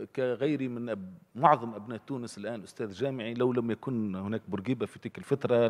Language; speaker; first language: Arabic; native; Arabic